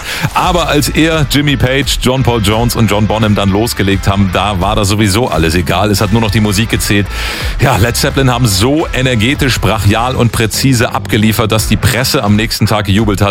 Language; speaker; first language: German; native; German